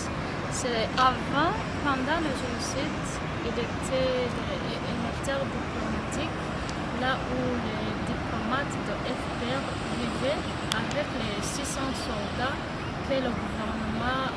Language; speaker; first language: French; non-native, local second language; Kinyarwanda